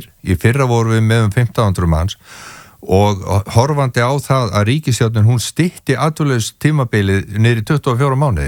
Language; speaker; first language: Icelandic; native; Icelandic